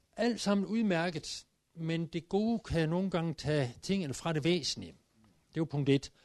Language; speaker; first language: Danish; native; Danish